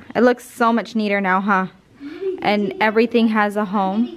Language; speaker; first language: English; native; English